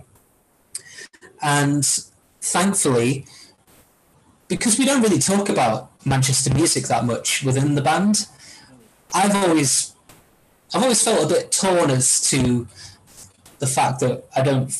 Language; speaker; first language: English; native; English